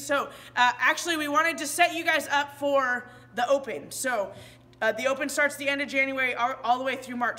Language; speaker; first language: English; native; English